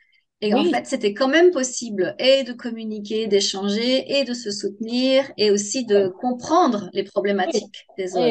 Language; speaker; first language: French; native; French